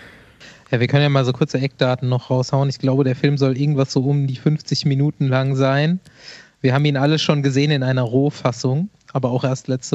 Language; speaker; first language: German; native; German